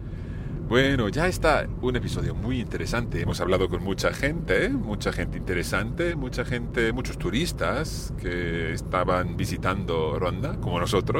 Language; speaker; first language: Spanish; non-native, fluent; English